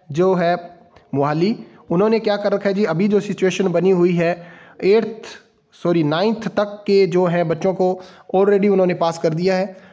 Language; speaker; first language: Hindi; non-native, local second language; Punjabi